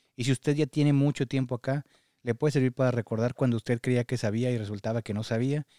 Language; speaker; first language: Spanish; native; Spanish